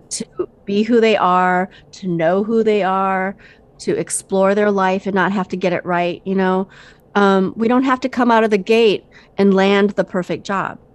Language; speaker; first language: English; native; English